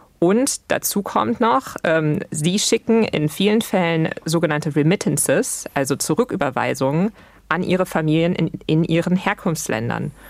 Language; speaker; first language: German; native; German